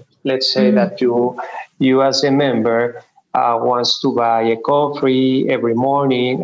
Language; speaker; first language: English; non-native, fluent; Spanish